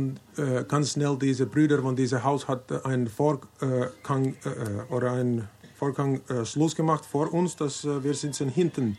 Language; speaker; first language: German; non-native, learner; Finnish